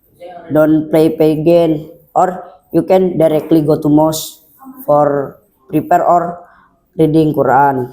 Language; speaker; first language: English; non-native, learner; Indonesian